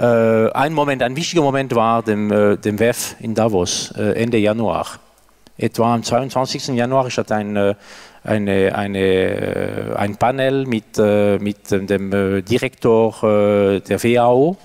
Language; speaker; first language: German; non-native, local second language; French